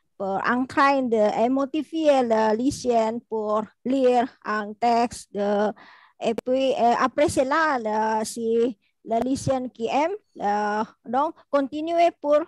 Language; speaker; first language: French; non-native, learner; Indonesian